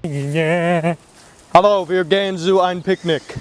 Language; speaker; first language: German; non-native, learner; English